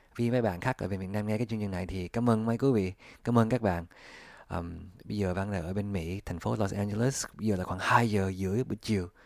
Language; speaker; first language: Vietnamese; early bilingual, heritage; English